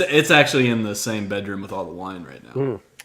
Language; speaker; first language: English; native; English